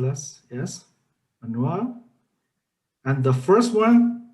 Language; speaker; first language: English; non-native, learner; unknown